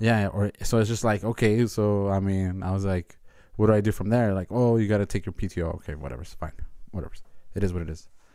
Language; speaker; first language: English; early bilingual, other home language; Spanish